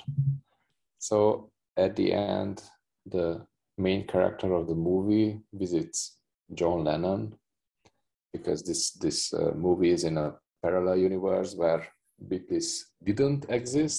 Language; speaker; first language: English; non-native, fluent; Hungarian